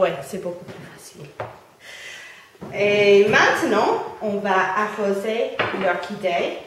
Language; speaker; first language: French; non-native, fluent; English